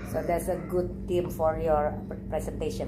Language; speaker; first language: English; non-native, learner; Indonesian